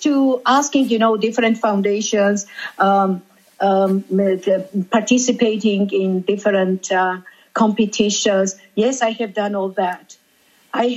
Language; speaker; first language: English; non-native, fluent; Georgian